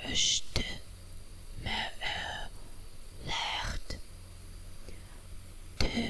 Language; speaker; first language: Albanian; non-native, learner; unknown